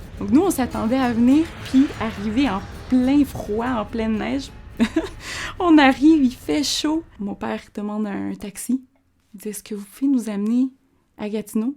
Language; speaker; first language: French; early bilingual, other home language; Spanish